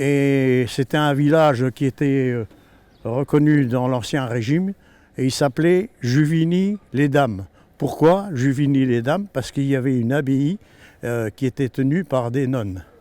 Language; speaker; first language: French; native; French